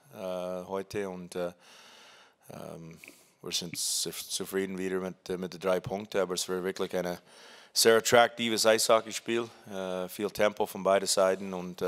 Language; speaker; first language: German; non-native, fluent; English